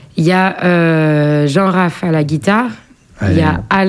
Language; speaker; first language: French; native; French